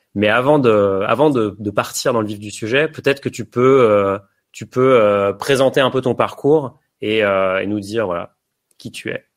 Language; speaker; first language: French; native; French